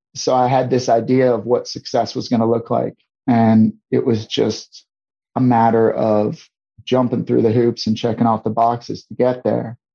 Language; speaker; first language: English; native; English